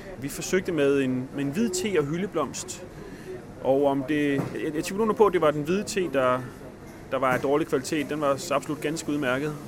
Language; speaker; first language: Danish; native; Danish